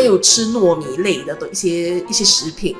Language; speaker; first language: Chinese; native; Chinese